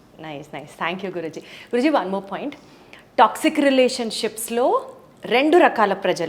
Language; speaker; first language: Telugu; native; Telugu